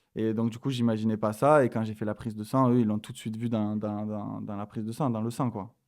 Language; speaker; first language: French; native; French